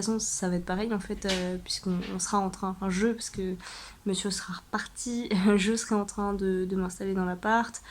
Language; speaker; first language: French; native; French